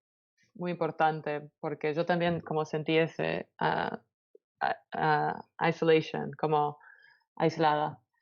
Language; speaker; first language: Spanish; early bilingual, heritage; Spanish